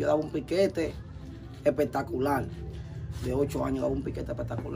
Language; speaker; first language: Spanish; native; Spanish